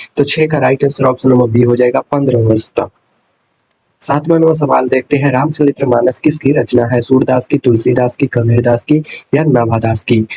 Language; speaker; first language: Hindi; native; Hindi